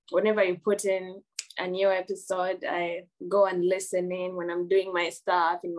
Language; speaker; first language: English; non-native, local second language; Ganda